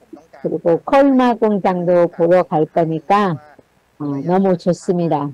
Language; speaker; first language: Korean; non-native, fluent; Thai